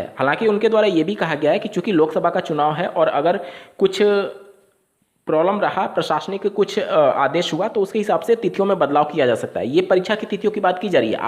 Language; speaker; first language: Hindi; native; Hindi